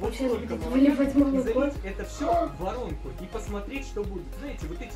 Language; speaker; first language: Russian; native; Russian